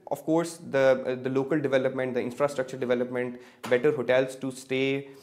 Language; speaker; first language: English; non-native, local second language; Punjabi